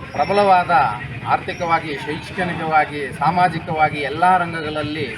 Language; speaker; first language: Kannada; native; Kannada